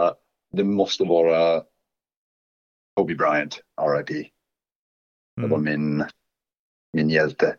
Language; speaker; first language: Swedish; non-native, fluent; English